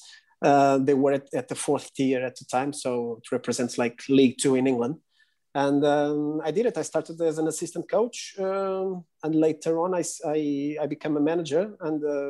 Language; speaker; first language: English; non-native, fluent; Portuguese